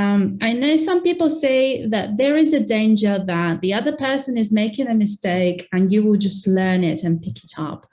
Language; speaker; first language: English; non-native, fluent; Russian